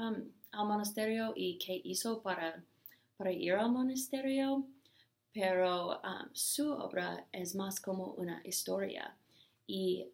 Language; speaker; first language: Spanish; non-native, learner; English